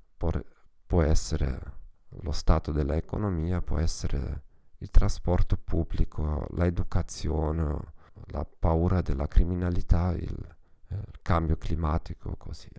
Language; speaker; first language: Italian; non-native, fluent; German